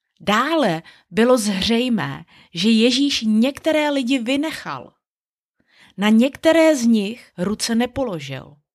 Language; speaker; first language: Czech; native; Czech